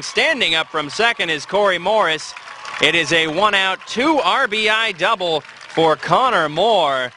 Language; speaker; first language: English; native; English